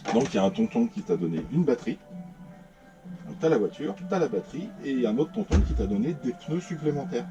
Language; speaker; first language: French; native; French